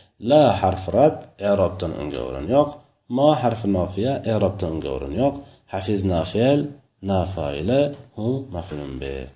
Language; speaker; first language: Arabic; non-native, fluent; Uzbek